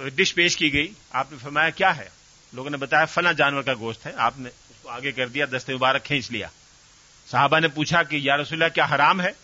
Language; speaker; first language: Urdu; native; Urdu